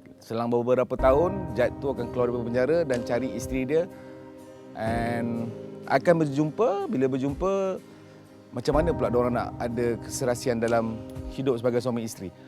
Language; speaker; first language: Malay; native; Malay